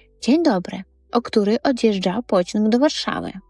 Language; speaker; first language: Polish; non-native, fluent; Ukrainian